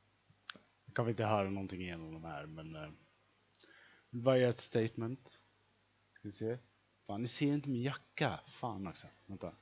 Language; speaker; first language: Swedish; native; Swedish